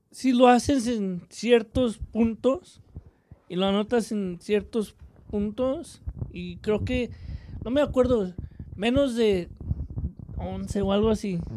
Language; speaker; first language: Spanish; native; Spanish